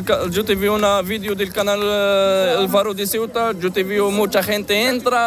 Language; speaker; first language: Spanish; non-native, learner; Arabic